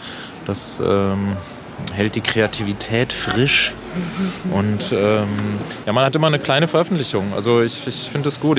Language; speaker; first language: German; native; German